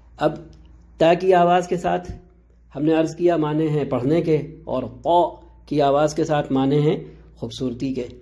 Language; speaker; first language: Urdu; native; Urdu